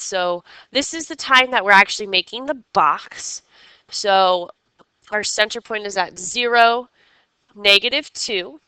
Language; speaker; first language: English; native; English